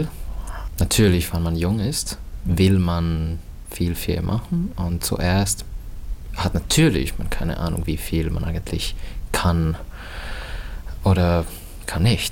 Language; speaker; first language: German; non-native, fluent; Finnish